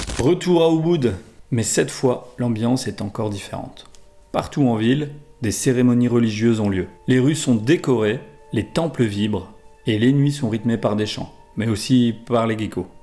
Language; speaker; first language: French; native; French